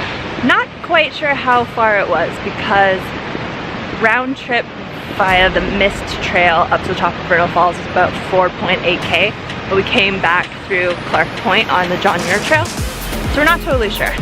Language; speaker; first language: English; native; English